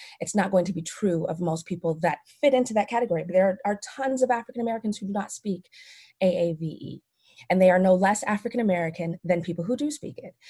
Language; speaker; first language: English; native; English